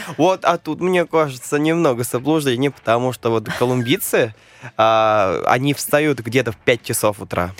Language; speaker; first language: Russian; non-native, fluent; Spanish